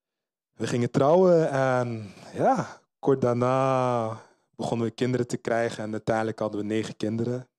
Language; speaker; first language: Dutch; early bilingual, other home language; Lingala